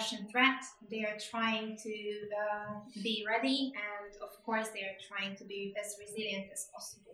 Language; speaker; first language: English; non-native, fluent; Hungarian